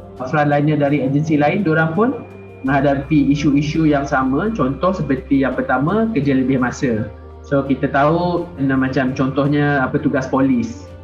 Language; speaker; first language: Malay; native; Malay